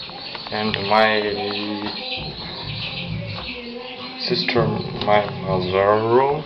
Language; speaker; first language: English; non-native, learner; Russian